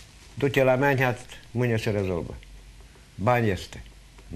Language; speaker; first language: Romanian; non-native, local second language; Hungarian